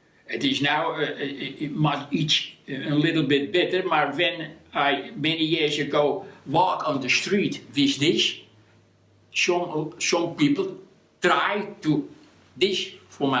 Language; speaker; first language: English; non-native, learner; Dutch